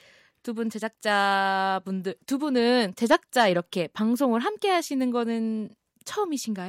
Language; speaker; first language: Korean; native; Korean